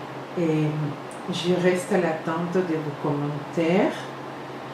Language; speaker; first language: French; non-native, fluent; Spanish